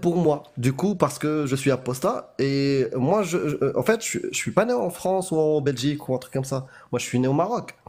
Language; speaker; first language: French; native; French